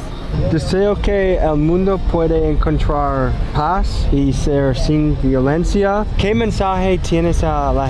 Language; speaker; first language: Spanish; non-native, learner; English